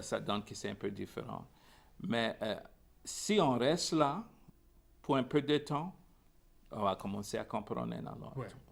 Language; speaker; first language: French; non-native, local second language; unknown